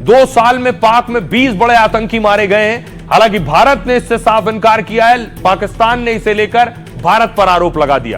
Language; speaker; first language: Hindi; native; Hindi